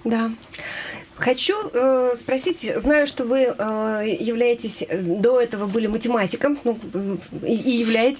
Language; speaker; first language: Russian; native; Russian